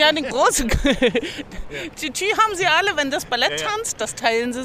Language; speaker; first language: German; native; German